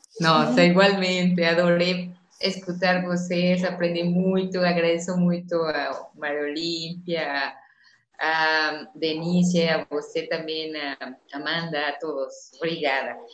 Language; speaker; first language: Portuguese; non-native, fluent; Spanish